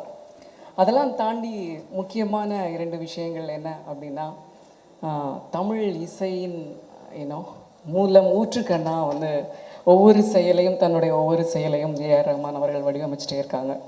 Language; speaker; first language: Tamil; native; Tamil